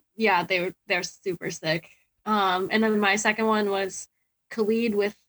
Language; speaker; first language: English; native; English